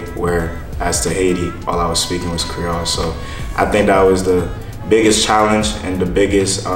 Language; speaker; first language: English; non-native, fluent; Haitian Creole